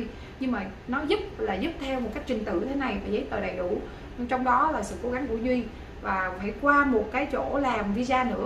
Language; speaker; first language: Vietnamese; native; Vietnamese